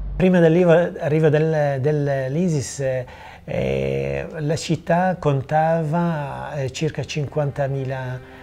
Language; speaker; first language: Italian; non-native, fluent; Assyrian Neo-Aramaic